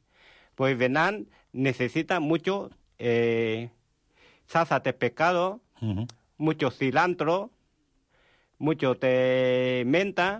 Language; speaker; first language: Spanish; non-native, learner; Vietnamese